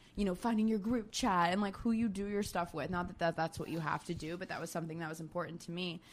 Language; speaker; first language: English; native; English